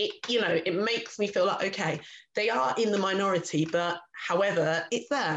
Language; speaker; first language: English; native; English